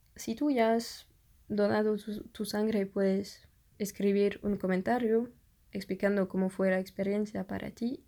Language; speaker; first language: Spanish; non-native, fluent; French